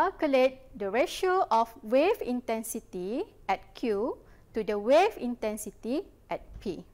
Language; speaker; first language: English; non-native, local second language; Malay